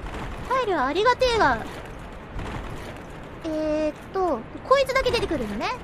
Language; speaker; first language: Japanese; native; Japanese